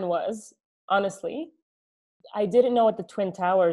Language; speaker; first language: English; early bilingual, other home language; Arabic